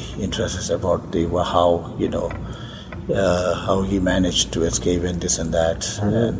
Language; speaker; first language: English; non-native, local second language; Tibetan